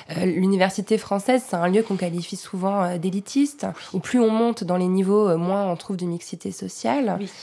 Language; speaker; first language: French; native; French